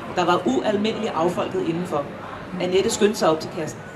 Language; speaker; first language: German; non-native, fluent; Danish